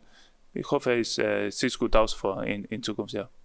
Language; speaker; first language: German; non-native, learner; Spanish